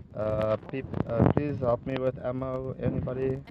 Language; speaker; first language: English; native; English